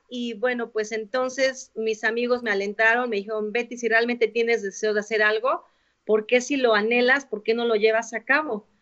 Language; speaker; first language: Spanish; native; Spanish